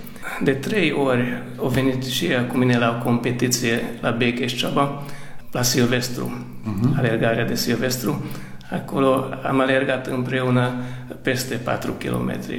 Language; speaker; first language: Romanian; early bilingual, heritage; Romanian